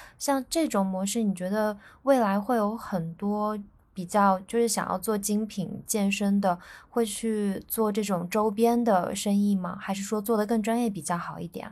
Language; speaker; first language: Chinese; native; Chinese